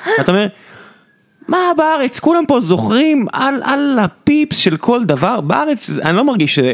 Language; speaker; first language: Hebrew; native; Hebrew